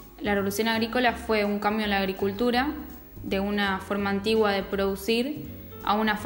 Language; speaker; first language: Spanish; native; Spanish